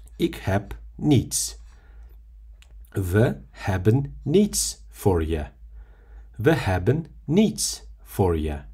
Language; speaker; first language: Dutch; non-native, fluent; Russian